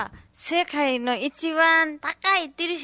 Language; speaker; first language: Japanese; non-native, learner; Nepali